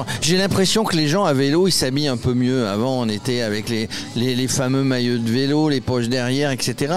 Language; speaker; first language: French; native; French